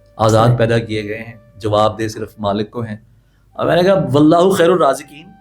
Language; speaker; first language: Urdu; non-native, local second language; Punjabi